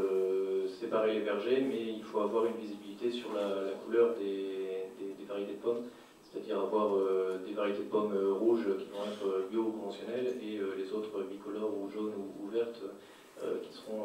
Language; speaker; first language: French; native; French